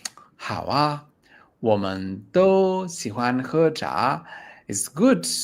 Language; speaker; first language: Chinese; non-native, learner; English